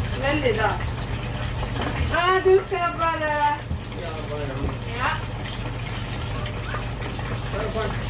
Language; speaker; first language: Norwegian; non-native, learner; Thai